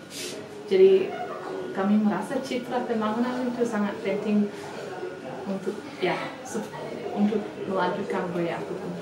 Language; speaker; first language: Indonesian; non-native, fluent; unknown